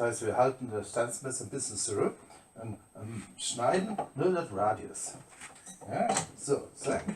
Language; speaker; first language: German; non-native, fluent; English